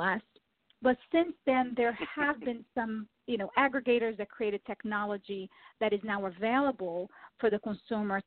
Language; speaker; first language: English; non-native, fluent; Portuguese